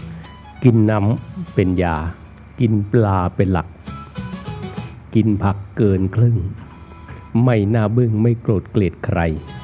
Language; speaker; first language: Thai; non-native, local second language; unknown